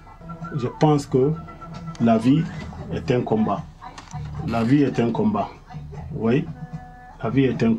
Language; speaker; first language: French; non-native, local second language; Soninke